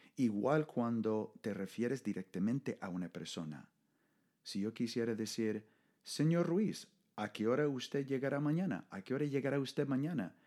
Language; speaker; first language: Spanish; non-native, fluent; English